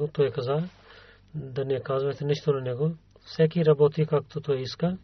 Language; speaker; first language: Bulgarian; non-native, learner; Urdu